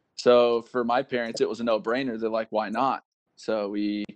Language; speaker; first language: English; native; English